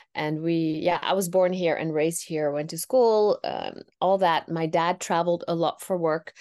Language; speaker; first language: English; non-native, fluent; Tamil